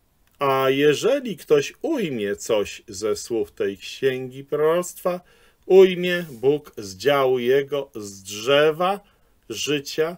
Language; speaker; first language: Polish; native; Polish